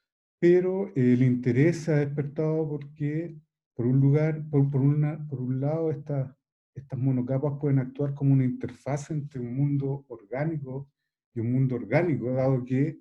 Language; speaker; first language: Spanish; native; Spanish